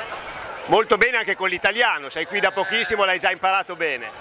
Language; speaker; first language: Italian; native; Italian